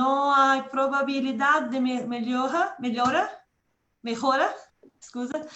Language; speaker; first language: Spanish; non-native, learner; Portuguese